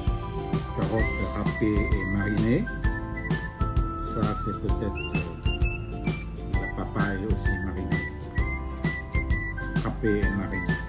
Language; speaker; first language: French; non-native, fluent; Vietnamese